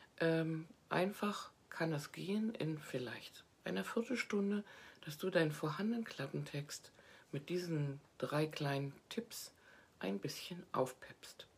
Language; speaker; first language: German; native; German